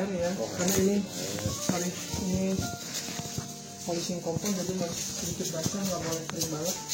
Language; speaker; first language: Indonesian; native; Indonesian